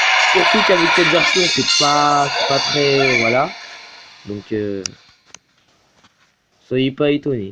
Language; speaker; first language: French; native; French